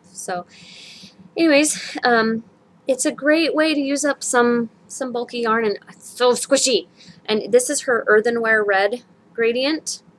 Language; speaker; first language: English; native; English